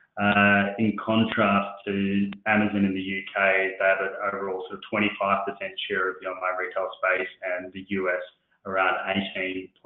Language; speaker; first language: English; native; English